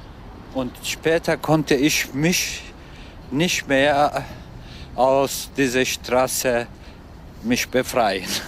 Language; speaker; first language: German; non-native, fluent; Turkish